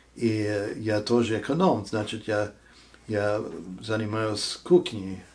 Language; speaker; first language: Russian; non-native, fluent; English